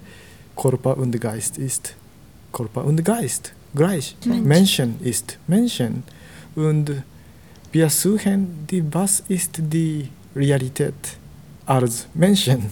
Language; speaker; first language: German; non-native, learner; Japanese